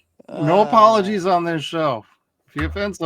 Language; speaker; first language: English; native; English